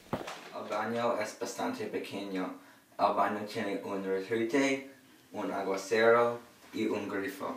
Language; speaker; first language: Spanish; non-native, learner; English